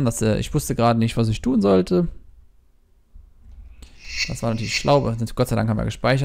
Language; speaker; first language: German; native; German